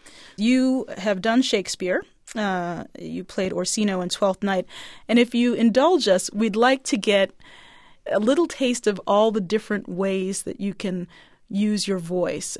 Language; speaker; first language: English; native; English